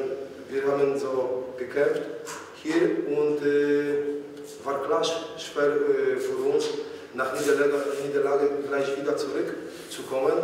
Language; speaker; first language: German; non-native, fluent; Polish